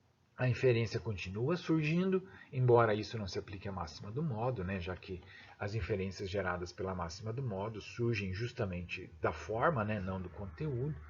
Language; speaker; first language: Portuguese; native; Portuguese